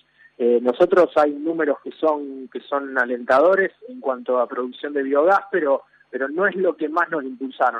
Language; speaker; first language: Spanish; native; Spanish